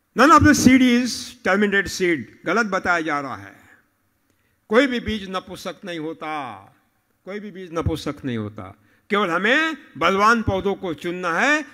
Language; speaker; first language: Hindi; non-native, local second language; Marathi